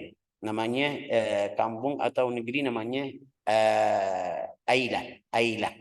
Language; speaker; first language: Indonesian; non-native, fluent; Arabic